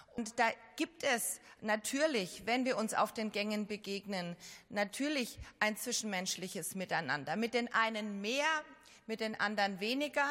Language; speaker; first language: German; native; German